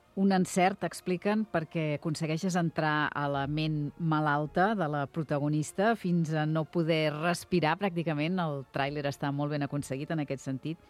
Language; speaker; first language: Catalan; native; Catalan